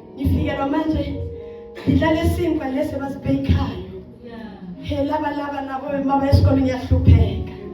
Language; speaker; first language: Zulu; non-native, local second language; Northern Sotho